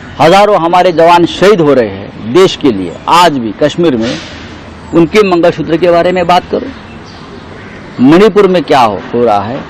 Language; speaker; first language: Hindi; non-native, local second language; Marathi